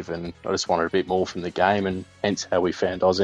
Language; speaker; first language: English; native; English